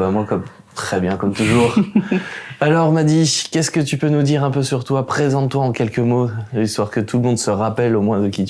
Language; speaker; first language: French; native; French